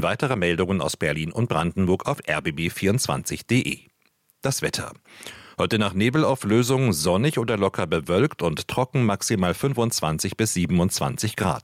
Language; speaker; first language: German; native; German